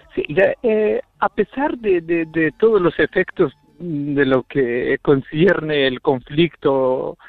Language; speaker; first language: Spanish; native; Spanish